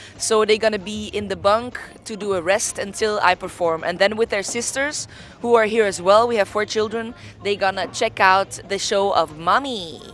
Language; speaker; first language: English; non-native, fluent; Dutch